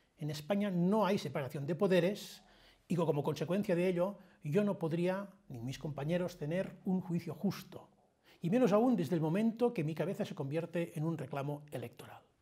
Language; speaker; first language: Spanish; non-native, local second language; Catalan